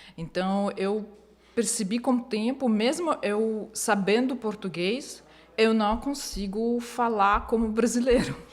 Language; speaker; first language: Portuguese; non-native, fluent; Russian